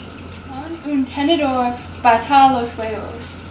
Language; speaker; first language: Spanish; non-native, learner; English